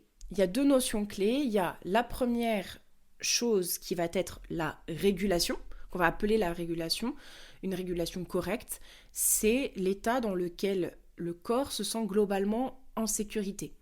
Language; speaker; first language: French; native; French